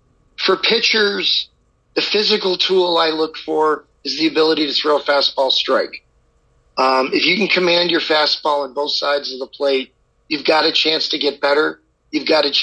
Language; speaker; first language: English; native; English